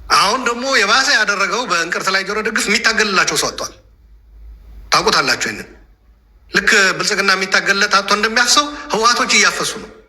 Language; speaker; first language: Amharic; non-native, local second language; Tigrinya